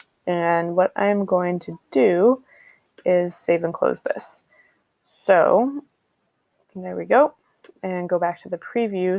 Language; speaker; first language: English; native; English